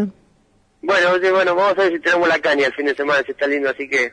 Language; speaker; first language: Spanish; native; Spanish